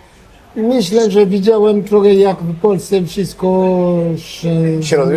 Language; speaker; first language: Polish; non-native, learner; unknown